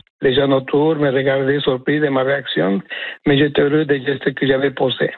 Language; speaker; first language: French; non-native, fluent; Spanish